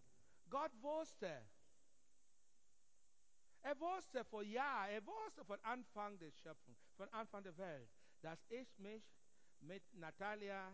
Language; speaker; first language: German; non-native, learner; English